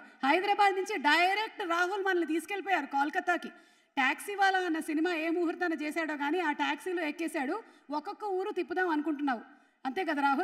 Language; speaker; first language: Telugu; native; Telugu